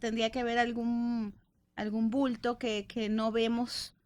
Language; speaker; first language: Spanish; native; Spanish